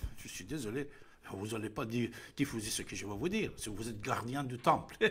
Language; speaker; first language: French; non-native, fluent; Persian